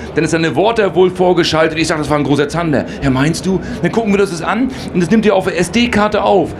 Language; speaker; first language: German; native; German